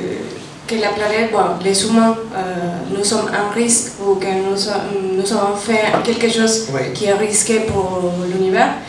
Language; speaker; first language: French; non-native, fluent; Spanish